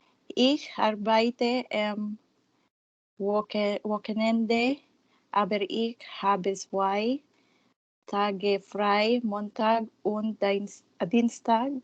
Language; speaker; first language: German; non-native, learner; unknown